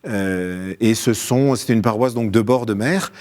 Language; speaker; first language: French; native; French